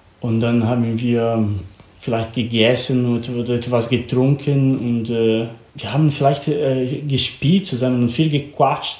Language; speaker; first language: German; non-native, learner; Portuguese